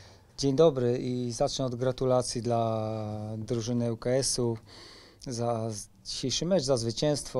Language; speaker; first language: Polish; native; Polish